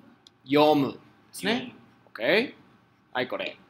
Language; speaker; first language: Japanese; non-native, fluent; Spanish